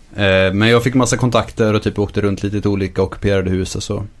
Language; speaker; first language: Swedish; native; Swedish